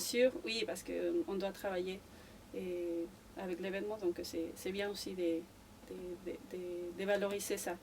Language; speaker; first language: French; non-native, fluent; Spanish